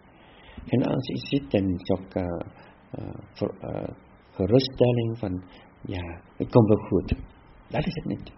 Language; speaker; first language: Dutch; non-native, fluent; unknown